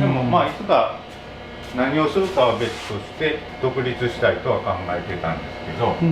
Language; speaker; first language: Japanese; native; Japanese